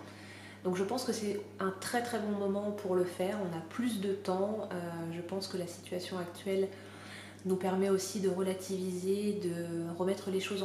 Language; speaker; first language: French; native; French